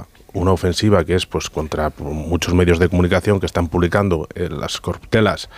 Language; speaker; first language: Spanish; native; Spanish